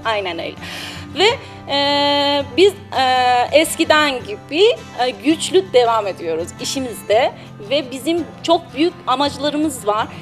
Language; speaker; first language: Turkish; non-native, learner; Persian